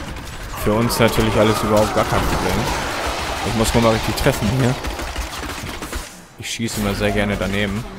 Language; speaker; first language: German; native; German